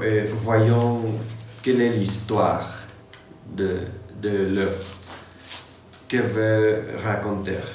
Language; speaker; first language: French; non-native, learner; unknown